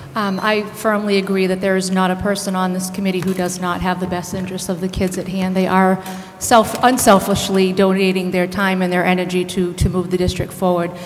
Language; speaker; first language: English; native; English